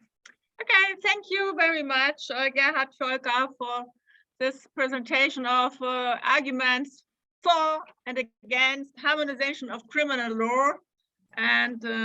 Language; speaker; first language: English; non-native, fluent; German